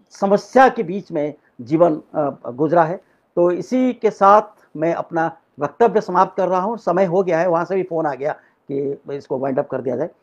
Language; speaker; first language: Hindi; non-native, local second language; Odia